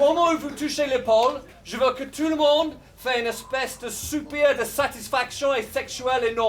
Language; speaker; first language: French; native; French